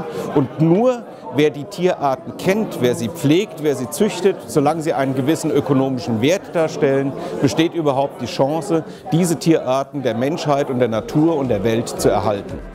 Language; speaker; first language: German; native; German